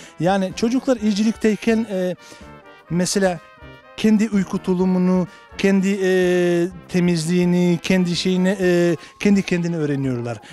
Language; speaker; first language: Turkish; non-native, fluent; Bosnian